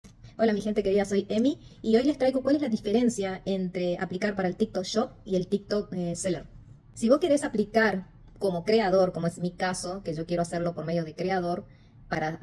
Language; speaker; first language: Spanish; native; Spanish